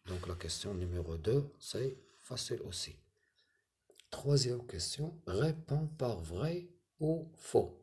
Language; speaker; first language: French; non-native, local second language; Arabic